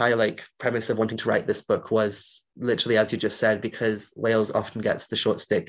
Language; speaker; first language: English; non-native, local second language; Welsh